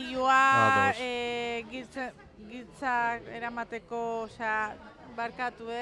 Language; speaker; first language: Basque; non-native, local second language; Spanish